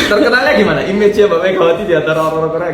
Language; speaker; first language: Indonesian; native; Indonesian